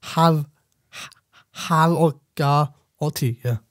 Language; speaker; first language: Swedish; non-native, learner; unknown